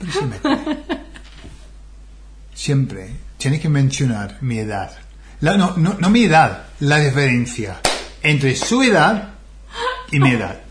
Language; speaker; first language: Spanish; non-native, fluent; English